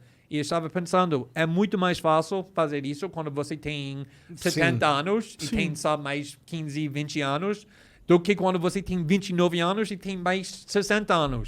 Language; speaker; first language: Portuguese; non-native, fluent; English